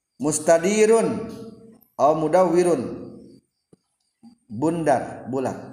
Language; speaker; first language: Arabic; non-native, fluent; Indonesian